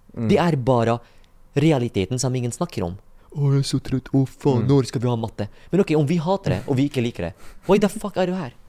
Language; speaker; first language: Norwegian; non-native, fluent; Arabic